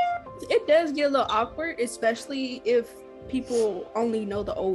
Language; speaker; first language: English; native; English